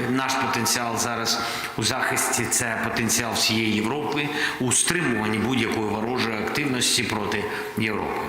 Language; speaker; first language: Ukrainian; non-native, local second language; Russian